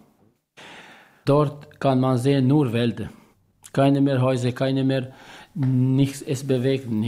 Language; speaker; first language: German; non-native, learner; Albanian